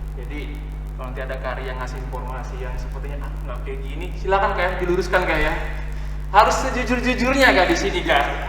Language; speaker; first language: Indonesian; native; Indonesian